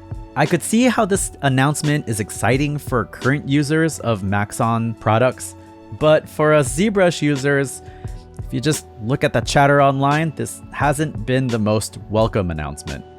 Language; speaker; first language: English; native; English